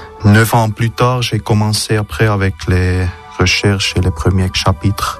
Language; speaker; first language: French; non-native, local second language; German